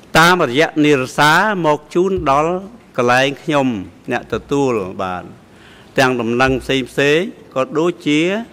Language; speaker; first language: Khmer; native; Khmer